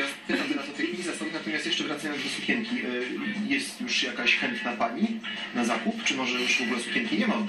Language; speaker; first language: Polish; native; Polish